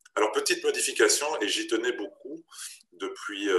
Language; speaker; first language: French; native; French